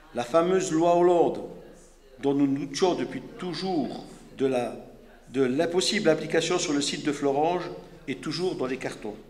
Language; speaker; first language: French; native; French